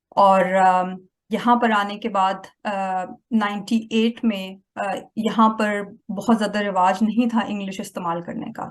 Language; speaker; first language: Urdu; native; Urdu